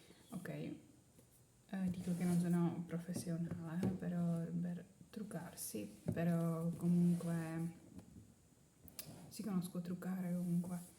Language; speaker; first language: Italian; non-native, learner; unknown